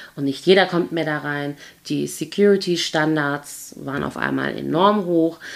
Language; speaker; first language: German; native; German